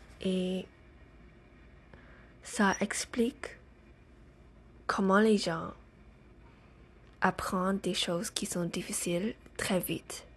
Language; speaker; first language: French; non-native, learner; English